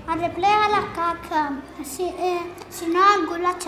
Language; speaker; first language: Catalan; non-native, local second language; Spanish